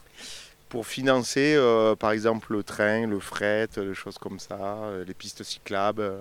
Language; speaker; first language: French; native; French